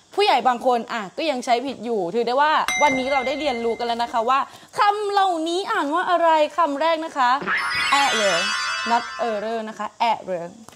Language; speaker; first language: Thai; native; Thai